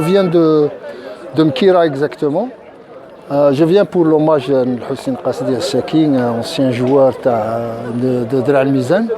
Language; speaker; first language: French; non-native, local second language; Kabyle